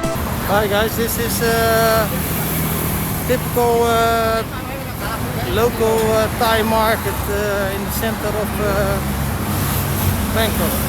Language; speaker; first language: English; non-native, learner; Dutch